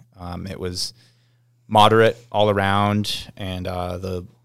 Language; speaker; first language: English; native; English